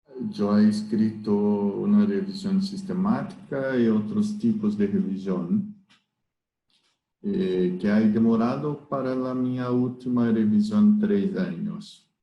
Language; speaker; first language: Spanish; non-native, learner; Portuguese